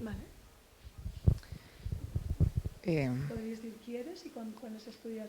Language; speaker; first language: Catalan; native; Catalan